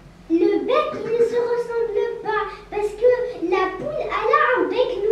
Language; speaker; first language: French; non-native, local second language; Arabic